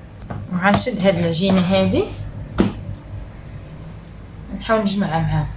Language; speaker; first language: Arabic; native; Arabic